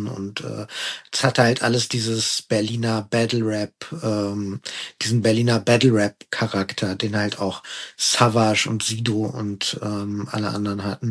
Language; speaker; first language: German; early bilingual, other home language; Persian